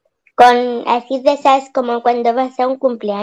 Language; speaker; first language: Spanish; native; Spanish